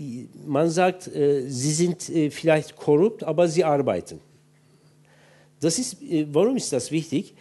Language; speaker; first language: German; non-native, fluent; Turkish